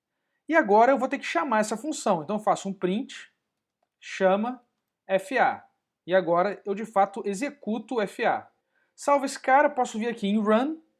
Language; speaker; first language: Portuguese; native; Portuguese